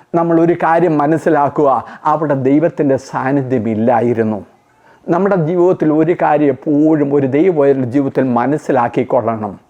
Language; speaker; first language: Malayalam; native; Malayalam